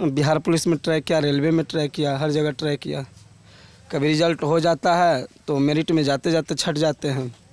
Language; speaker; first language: Hindi; native; Hindi